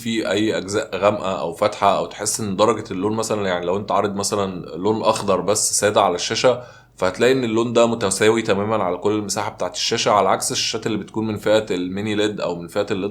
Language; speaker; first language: Arabic; native; Arabic